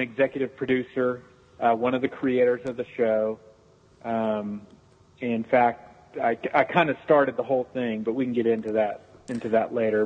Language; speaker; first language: English; native; English